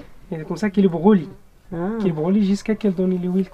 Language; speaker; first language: French; non-native, learner; Arabic